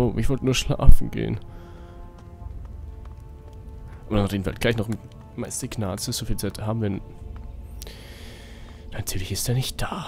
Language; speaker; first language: German; native; German